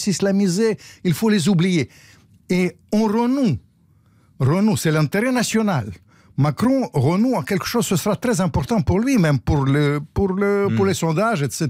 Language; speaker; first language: French; non-native, fluent; Russian